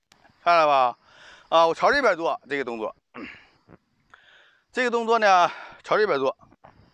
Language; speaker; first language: Chinese; native; Chinese